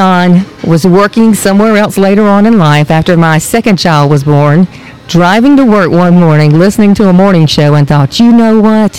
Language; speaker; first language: English; native; English